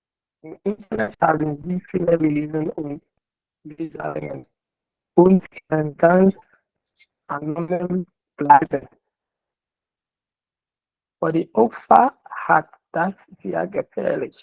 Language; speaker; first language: German; non-native, learner; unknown